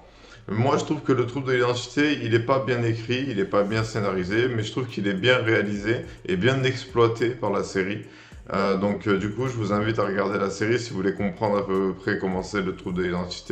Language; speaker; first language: French; native; French